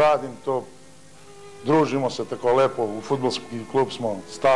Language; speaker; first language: Bosnian; native; Bosnian